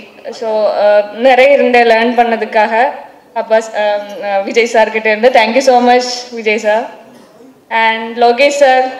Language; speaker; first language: Tamil; non-native, learner; Malayalam